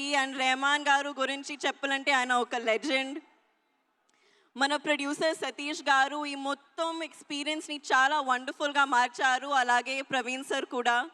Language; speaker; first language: Telugu; non-native, learner; Hindi